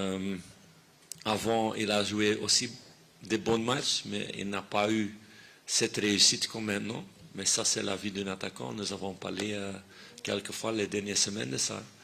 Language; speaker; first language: French; non-native, fluent; Dutch